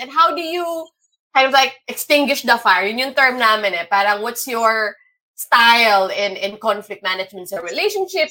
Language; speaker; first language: English; non-native, local second language; Filipino